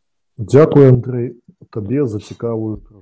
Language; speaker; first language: Polish; non-native, learner; Belarusian